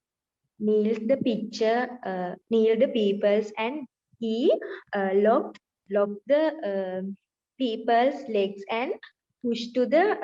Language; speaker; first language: English; non-native, learner; Sinhala